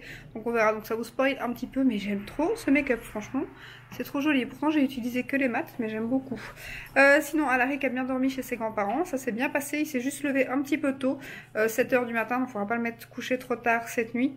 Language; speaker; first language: French; native; French